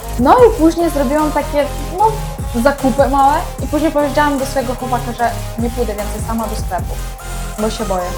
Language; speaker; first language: Polish; non-native, learner; Ukrainian